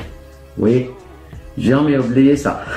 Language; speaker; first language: French; non-native, fluent; Arabic